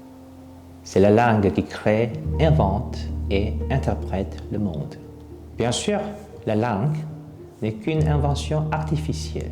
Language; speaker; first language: French; non-native, fluent; Korean